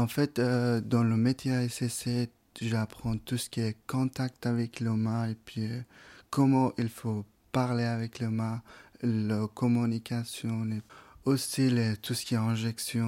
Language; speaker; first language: French; non-native, fluent; Persian